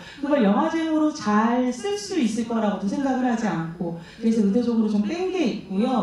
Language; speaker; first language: Korean; native; Korean